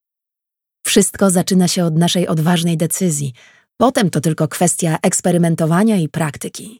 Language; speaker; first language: Polish; native; Polish